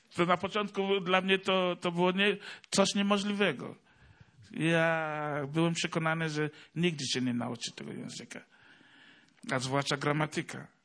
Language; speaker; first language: Polish; non-native, fluent; Igbo